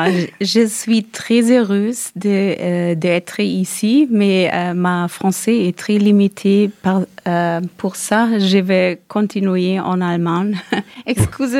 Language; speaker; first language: French; non-native, learner; German